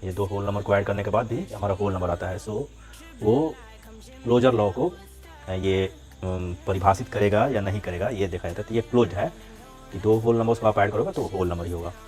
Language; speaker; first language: Hindi; native; Hindi